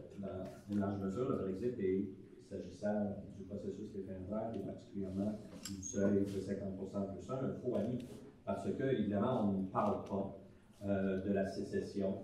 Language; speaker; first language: French; native; French